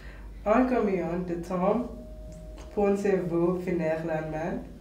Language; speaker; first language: French; non-native, learner; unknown